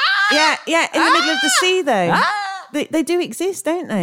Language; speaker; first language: English; native; English